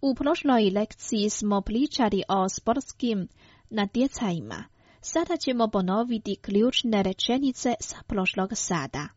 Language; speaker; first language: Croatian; non-native, fluent; Chinese